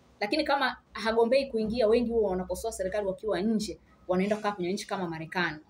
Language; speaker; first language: Swahili; native; Swahili